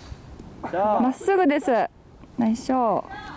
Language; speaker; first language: Japanese; native; Japanese